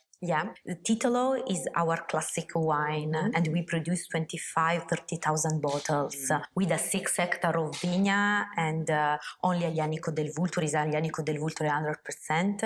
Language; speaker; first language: English; non-native, learner; Italian